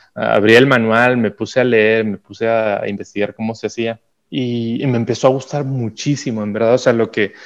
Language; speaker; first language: Spanish; native; Spanish